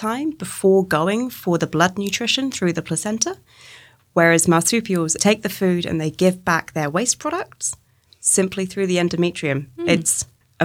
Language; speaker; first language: English; native; English